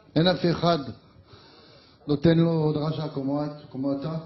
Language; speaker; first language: Hebrew; non-native, learner; French